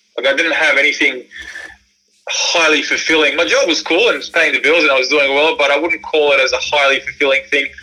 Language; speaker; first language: English; early bilingual, other home language; Croatian